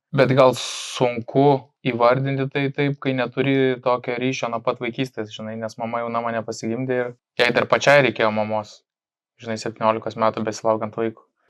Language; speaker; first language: Lithuanian; native; Lithuanian